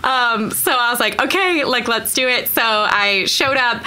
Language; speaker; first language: English; native; English